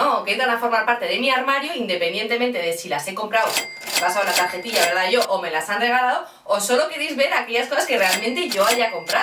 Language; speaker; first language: Spanish; native; Spanish